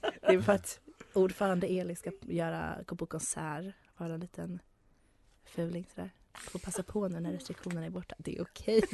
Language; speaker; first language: Swedish; native; Swedish